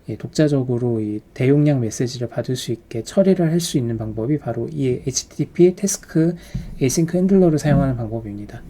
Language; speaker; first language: Korean; native; Korean